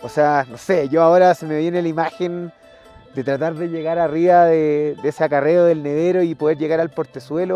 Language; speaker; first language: Spanish; native; Spanish